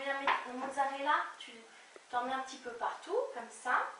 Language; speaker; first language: French; native; French